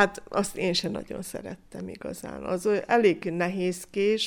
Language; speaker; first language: Hungarian; native; Hungarian